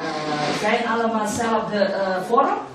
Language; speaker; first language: Dutch; non-native, learner; Indonesian